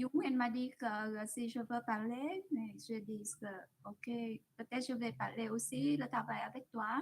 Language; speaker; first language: French; non-native, fluent; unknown